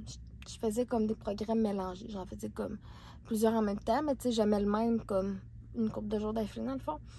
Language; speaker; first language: French; native; French